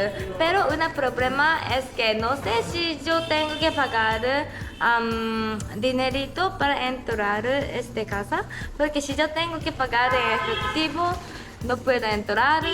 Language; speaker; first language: Spanish; non-native, learner; Japanese